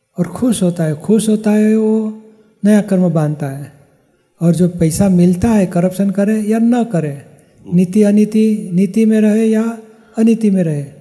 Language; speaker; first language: Hindi; non-native, local second language; Gujarati